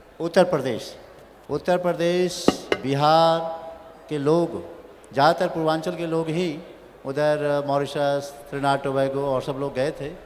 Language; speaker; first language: Hindi; native; Hindi